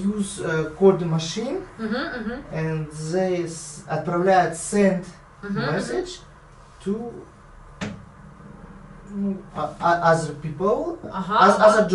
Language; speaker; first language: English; non-native, learner; Russian